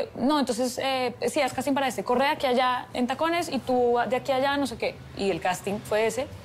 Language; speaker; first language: Spanish; native; Spanish